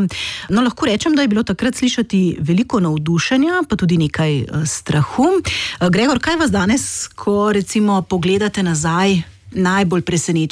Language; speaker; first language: Slovenian; native; Slovenian